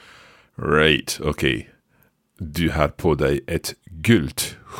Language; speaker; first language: Swedish; non-native, learner; English